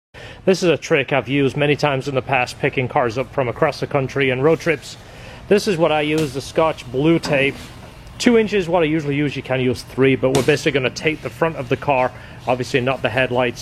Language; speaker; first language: English; native; English